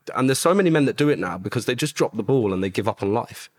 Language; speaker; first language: English; native; English